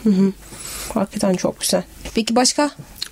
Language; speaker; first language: Turkish; non-native, fluent; Arabic